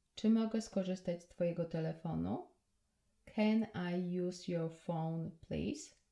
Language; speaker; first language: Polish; native; Polish